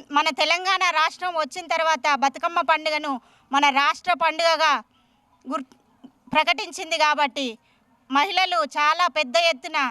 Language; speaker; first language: Telugu; native; Telugu